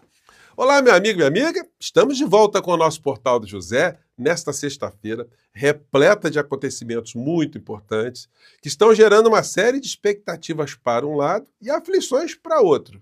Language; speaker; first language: Portuguese; native; Portuguese